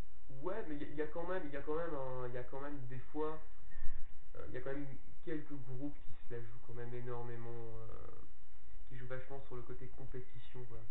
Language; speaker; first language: French; native; French